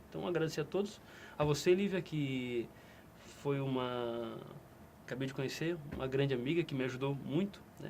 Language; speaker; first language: Portuguese; native; Portuguese